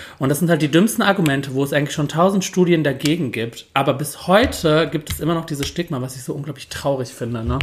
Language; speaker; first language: German; early bilingual, other home language; Turkish